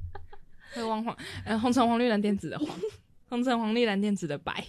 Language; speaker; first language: Chinese; native; Chinese